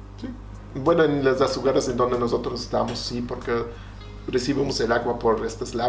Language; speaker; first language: Spanish; non-native, fluent; German